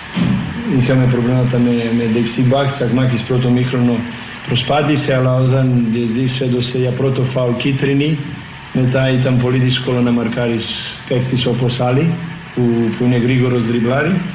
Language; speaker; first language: Greek; non-native, fluent; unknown